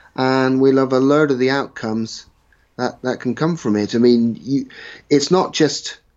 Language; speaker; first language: English; native; English